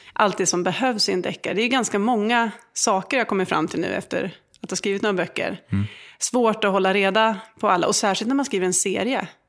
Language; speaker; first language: Swedish; native; Swedish